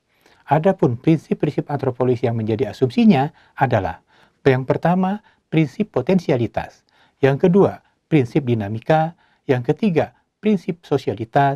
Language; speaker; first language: Indonesian; native; Indonesian